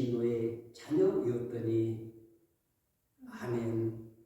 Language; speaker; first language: Korean; native; Korean